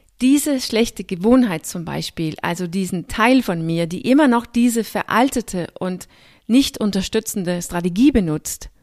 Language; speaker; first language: German; non-native, fluent; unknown